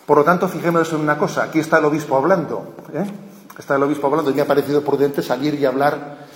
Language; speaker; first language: Spanish; native; Spanish